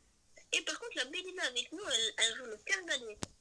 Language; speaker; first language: French; native; French